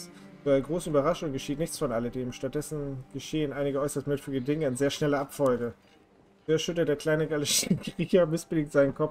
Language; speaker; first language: German; native; German